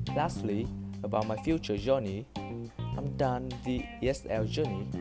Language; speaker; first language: English; non-native, learner; Vietnamese